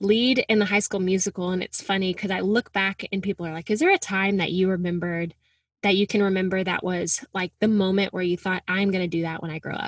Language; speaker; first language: English; native; English